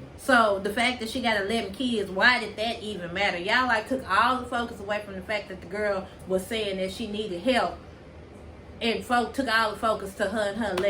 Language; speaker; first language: English; native; English